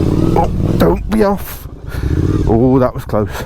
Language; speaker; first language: English; native; English